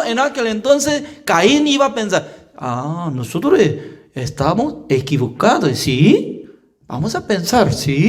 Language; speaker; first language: Spanish; non-native, fluent; Korean